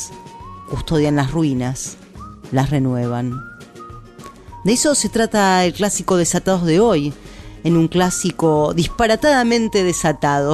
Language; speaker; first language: Spanish; native; Spanish